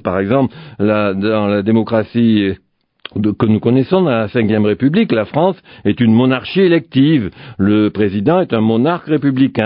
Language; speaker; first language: French; native; French